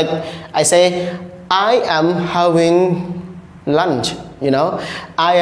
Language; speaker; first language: English; non-native, learner; Khmer